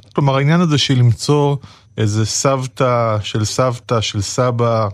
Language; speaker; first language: Hebrew; native; Hebrew